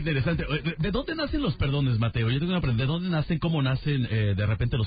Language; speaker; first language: Spanish; native; Spanish